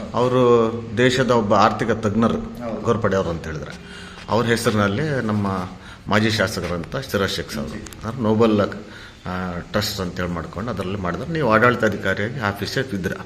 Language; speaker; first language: Kannada; native; Kannada